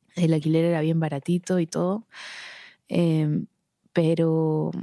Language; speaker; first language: Spanish; native; Spanish